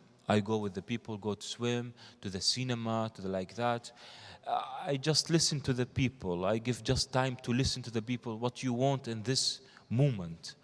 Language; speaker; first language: English; non-native, learner; Arabic